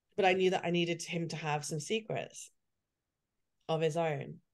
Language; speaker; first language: English; native; English